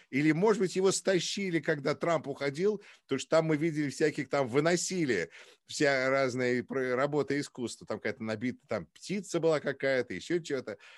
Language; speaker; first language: Russian; native; Russian